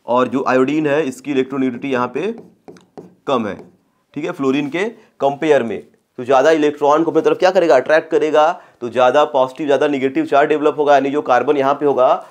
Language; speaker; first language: Hindi; native; Hindi